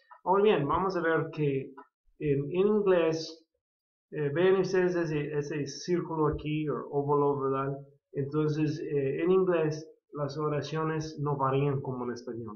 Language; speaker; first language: Spanish; non-native, fluent; English